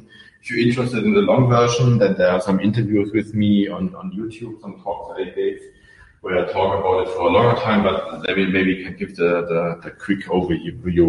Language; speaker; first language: English; non-native, fluent; German